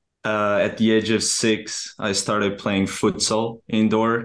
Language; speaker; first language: English; non-native, fluent; Portuguese